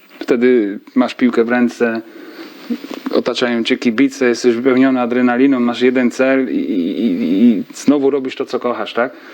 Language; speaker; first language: Polish; native; Polish